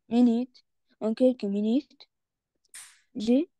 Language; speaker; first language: French; non-native, learner; Arabic